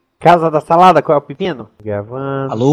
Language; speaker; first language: Portuguese; native; Portuguese